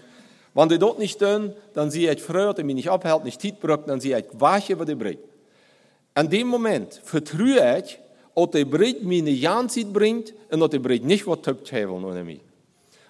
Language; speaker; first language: German; non-native, learner; Plautdietsch